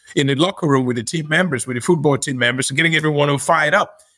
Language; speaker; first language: English; non-native, local second language; Yoruba